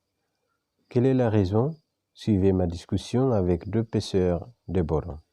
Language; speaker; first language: French; non-native, fluent; Indonesian